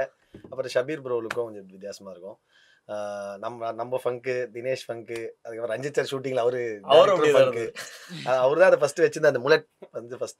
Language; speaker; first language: Tamil; native; Tamil